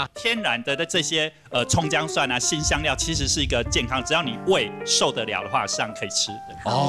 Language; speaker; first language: Chinese; native; Chinese